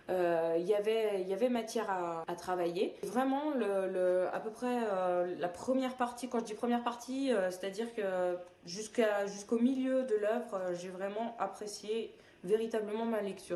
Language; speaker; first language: French; native; French